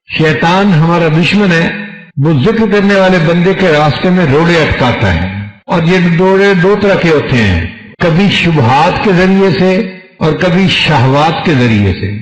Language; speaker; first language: Urdu; non-native, local second language; Punjabi